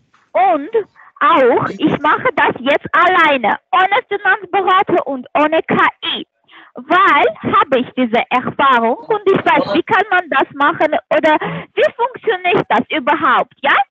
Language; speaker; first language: German; non-native, learner; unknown